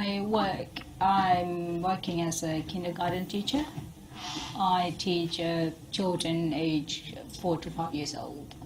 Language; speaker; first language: English; non-native, fluent; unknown